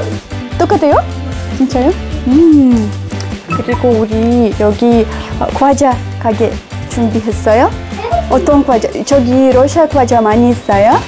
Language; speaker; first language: Korean; non-native, learner; Russian